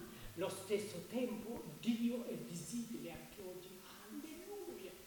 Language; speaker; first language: Italian; non-native, learner; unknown